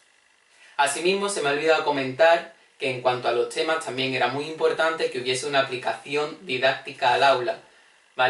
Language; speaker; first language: Spanish; native; Spanish